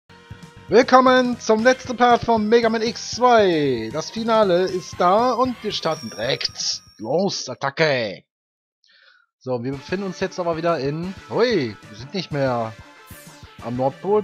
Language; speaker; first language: German; native; German